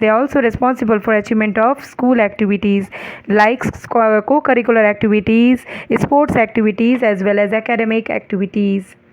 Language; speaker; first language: English; non-native, local second language; Hindi